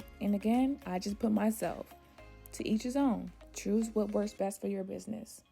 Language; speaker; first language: English; native; English